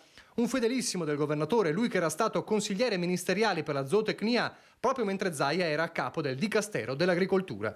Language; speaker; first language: Italian; native; Italian